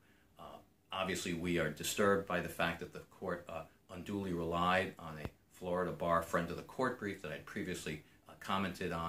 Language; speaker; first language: English; native; English